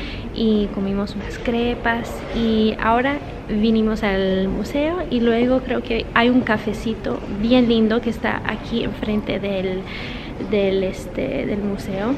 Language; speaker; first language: Spanish; early bilingual, heritage; English